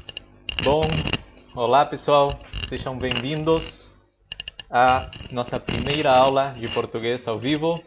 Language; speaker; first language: Portuguese; non-native, fluent; Spanish